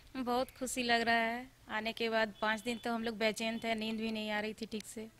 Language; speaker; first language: Hindi; native; Hindi